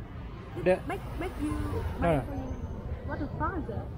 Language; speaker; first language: English; non-native, learner; Vietnamese